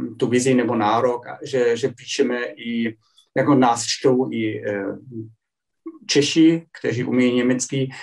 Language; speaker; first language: Czech; non-native, fluent; German